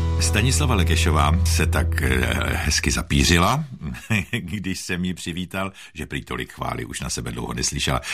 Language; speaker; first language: Czech; native; Czech